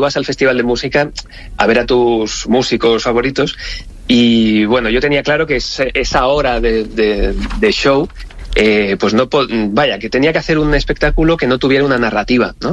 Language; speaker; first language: Spanish; native; Spanish